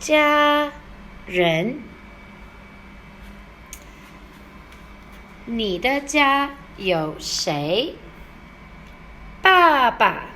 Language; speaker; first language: Chinese; non-native, fluent; English